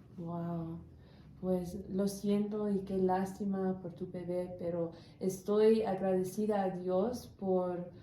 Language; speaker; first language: Spanish; non-native, learner; English